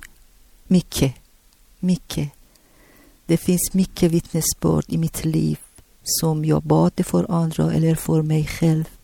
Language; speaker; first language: Swedish; non-native, learner; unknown